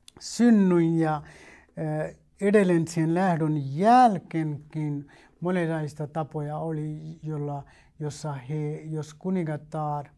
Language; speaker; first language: Finnish; non-native, fluent; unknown